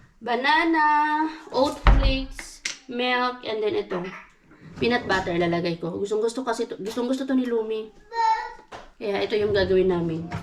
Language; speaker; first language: Filipino; non-native, local second language; Cebuano